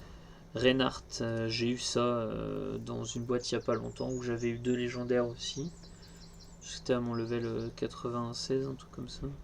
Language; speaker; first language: French; native; French